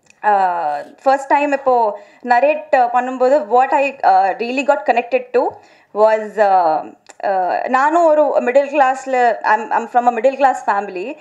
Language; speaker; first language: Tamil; non-native, learner; Telugu